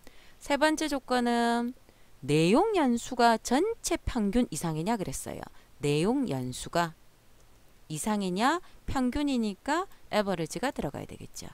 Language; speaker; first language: Korean; native; Korean